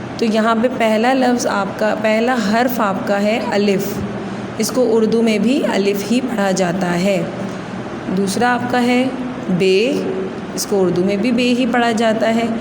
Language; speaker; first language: Urdu; non-native, local second language; Sindhi